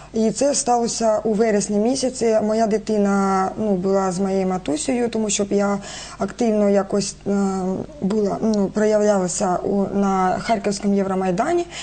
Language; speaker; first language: Ukrainian; non-native, local second language; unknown